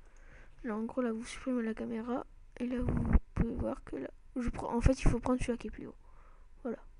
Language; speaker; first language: French; native; French